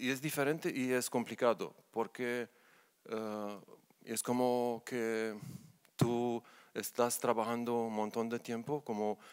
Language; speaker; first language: Spanish; non-native, learner; Romanian